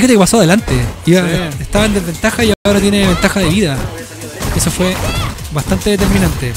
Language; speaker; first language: Spanish; native; Spanish